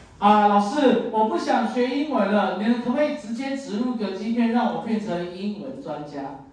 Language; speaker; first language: Chinese; native; Chinese